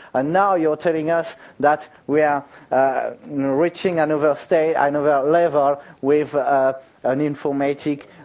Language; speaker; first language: English; non-native, fluent; French